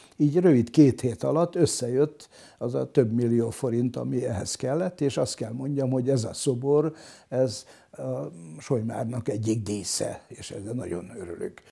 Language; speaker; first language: Hungarian; non-native, local second language; German